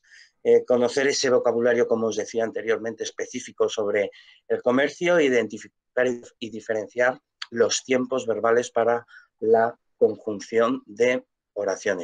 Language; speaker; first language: Spanish; native; Spanish